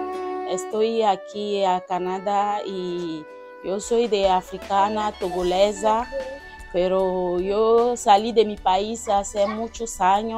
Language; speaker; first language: Spanish; non-native, learner; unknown